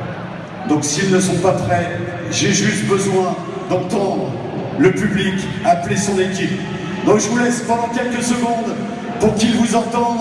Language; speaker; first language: French; native; French